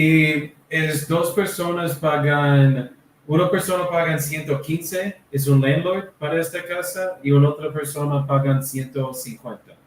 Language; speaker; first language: Spanish; non-native, learner; English